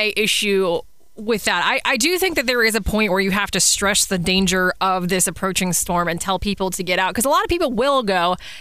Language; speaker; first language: English; native; English